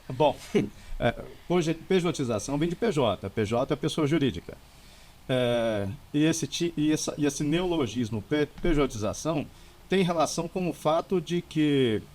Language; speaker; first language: Portuguese; native; Portuguese